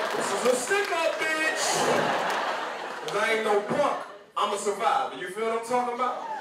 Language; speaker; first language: English; native; English